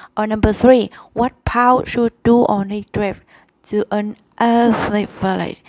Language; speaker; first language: English; non-native, fluent; Vietnamese